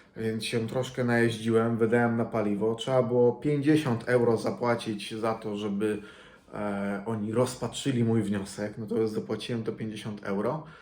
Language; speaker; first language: Polish; native; Polish